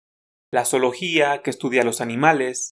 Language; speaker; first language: Spanish; native; Spanish